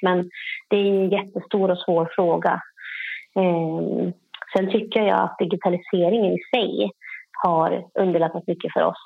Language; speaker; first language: Swedish; native; Swedish